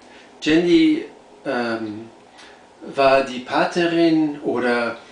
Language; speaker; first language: German; non-native, fluent; English